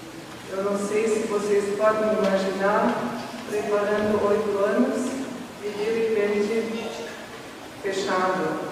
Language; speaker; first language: Portuguese; non-native, fluent; German